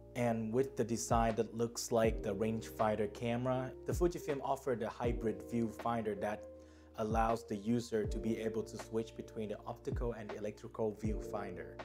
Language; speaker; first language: English; non-native, fluent; Thai